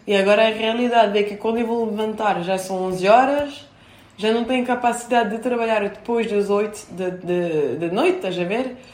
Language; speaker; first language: Portuguese; non-native, fluent; French